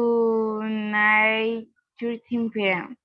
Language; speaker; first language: English; non-native, learner; Spanish